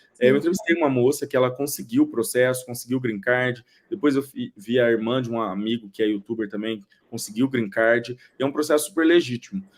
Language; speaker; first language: Portuguese; native; Portuguese